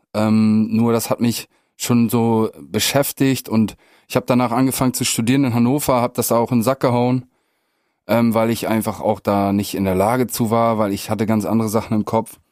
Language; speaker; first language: German; native; German